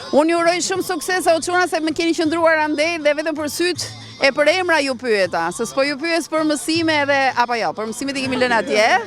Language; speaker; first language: Albanian; native; Albanian